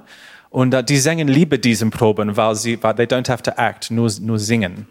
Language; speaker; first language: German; non-native, learner; English